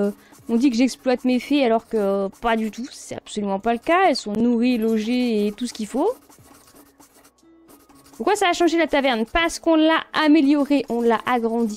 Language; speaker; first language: French; native; French